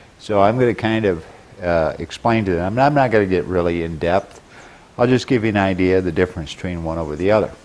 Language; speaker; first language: English; native; English